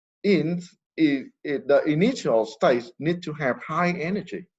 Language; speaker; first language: English; non-native, fluent; Vietnamese